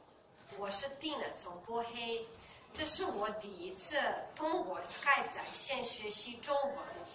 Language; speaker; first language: Chinese; non-native, learner; Bosnian